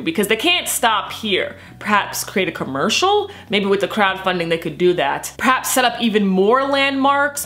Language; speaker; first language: English; native; English